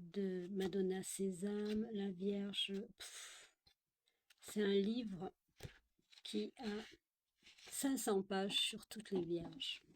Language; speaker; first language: French; native; French